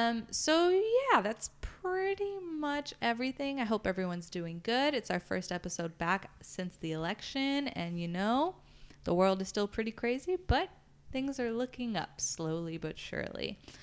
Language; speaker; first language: English; early bilingual, other home language; Spanish